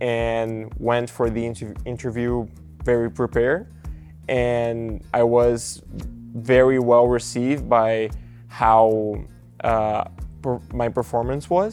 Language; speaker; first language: English; non-native, fluent; Portuguese